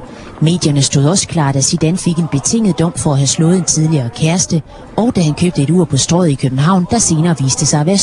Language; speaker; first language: Danish; native; Danish